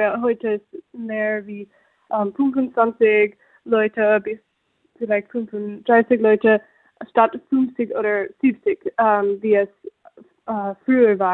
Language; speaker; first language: German; non-native, fluent; English